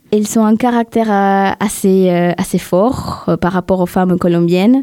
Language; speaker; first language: French; non-native, fluent; Spanish